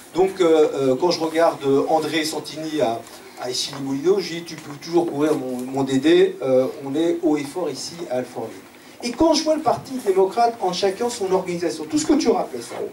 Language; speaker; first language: French; native; French